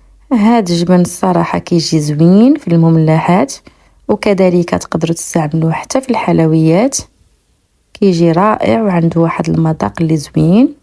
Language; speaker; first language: Arabic; native; Arabic